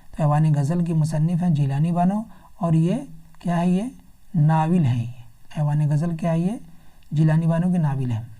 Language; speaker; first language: Urdu; native; Urdu